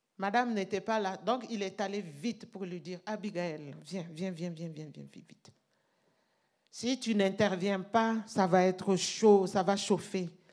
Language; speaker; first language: French; non-native, local second language; Mossi